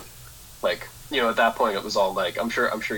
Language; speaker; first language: English; native; English